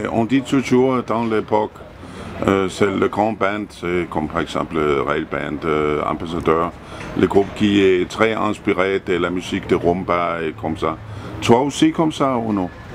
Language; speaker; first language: French; non-native, learner; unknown